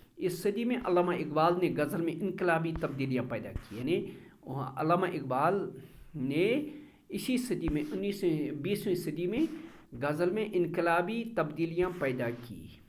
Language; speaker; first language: Urdu; non-native, local second language; Kashmiri